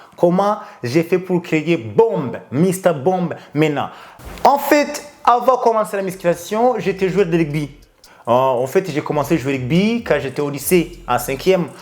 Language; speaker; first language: French; non-native, local second language; Kinyarwanda